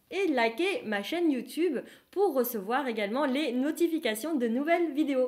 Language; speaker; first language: French; non-native, fluent; Vietnamese